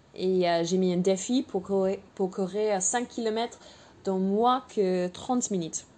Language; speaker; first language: French; non-native, fluent; English